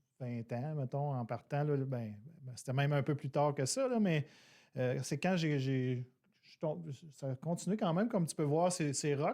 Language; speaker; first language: French; native; French